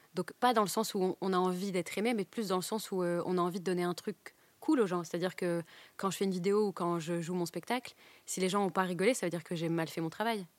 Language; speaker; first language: French; native; French